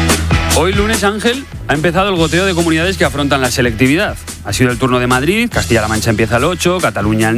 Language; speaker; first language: Spanish; native; Spanish